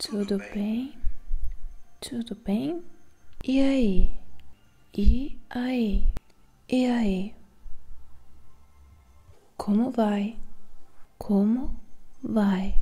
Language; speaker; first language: Portuguese; non-native, learner; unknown